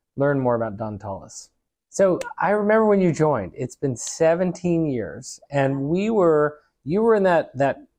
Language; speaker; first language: English; native; English